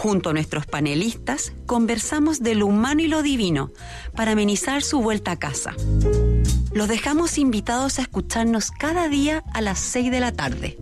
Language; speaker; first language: Spanish; native; Spanish